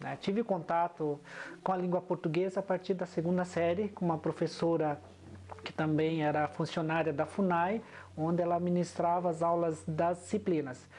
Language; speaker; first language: Portuguese; non-native, local second language; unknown